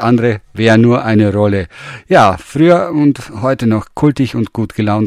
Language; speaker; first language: German; native; German